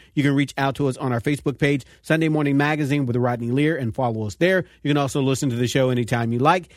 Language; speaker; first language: English; native; English